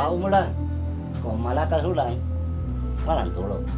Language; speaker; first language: Filipino; non-native, learner; Spanish